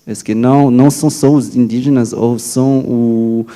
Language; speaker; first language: Portuguese; non-native, fluent; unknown